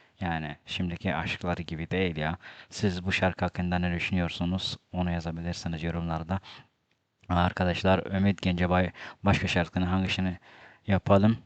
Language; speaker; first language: Turkish; non-native, fluent; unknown